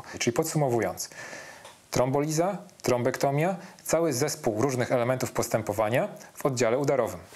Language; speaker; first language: Polish; native; Polish